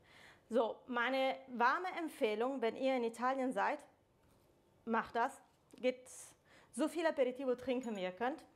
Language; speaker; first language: German; non-native, fluent; Italian